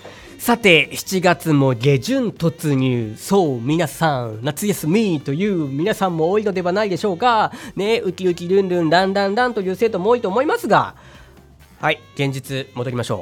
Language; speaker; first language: Japanese; native; Japanese